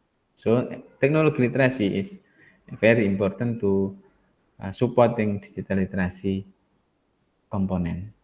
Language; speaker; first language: English; non-native, learner; Indonesian